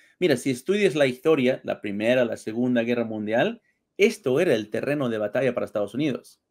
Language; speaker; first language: Spanish; early bilingual, heritage; Spanish